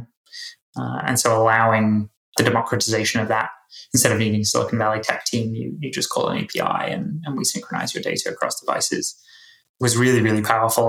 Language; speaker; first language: English; native; English